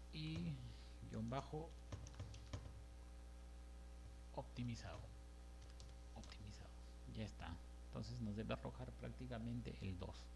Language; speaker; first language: Spanish; native; Spanish